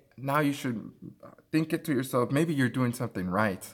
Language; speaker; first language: English; early bilingual, other home language; Spanish